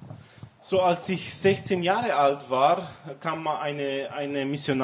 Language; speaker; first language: German; non-native, learner; Romanian